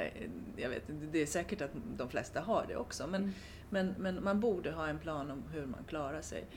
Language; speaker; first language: Swedish; non-native, fluent; Romanian